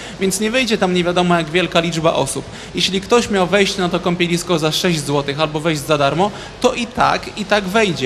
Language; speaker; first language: Polish; native; Polish